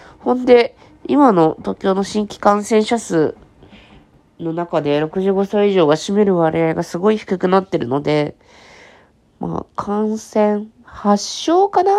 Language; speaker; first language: Japanese; native; Japanese